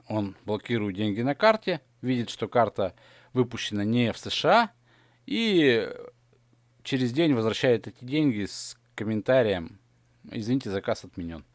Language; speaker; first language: Russian; native; Russian